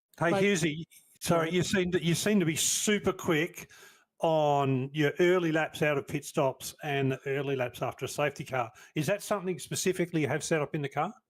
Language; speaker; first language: English; native; English